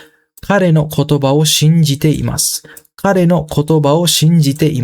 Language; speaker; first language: Japanese; non-native, fluent; Sinhala